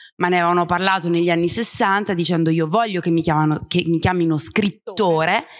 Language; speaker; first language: Italian; native; Italian